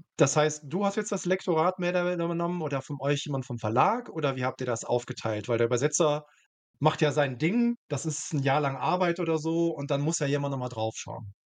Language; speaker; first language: German; native; German